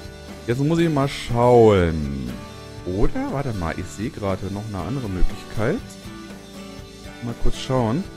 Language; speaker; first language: German; native; German